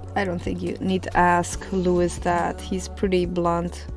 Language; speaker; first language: English; non-native, fluent; Romanian